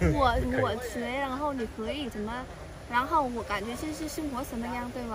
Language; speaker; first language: Chinese; non-native, learner; Vietnamese